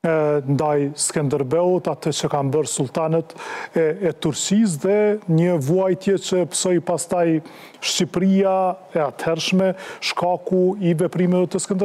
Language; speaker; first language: Albanian; native; Albanian